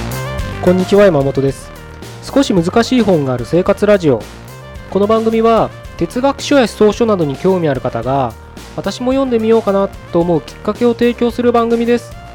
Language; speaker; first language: Japanese; native; Japanese